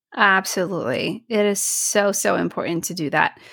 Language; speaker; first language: English; non-native, fluent; Polish